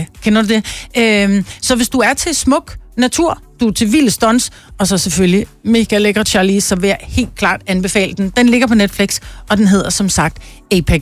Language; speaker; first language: Danish; native; Danish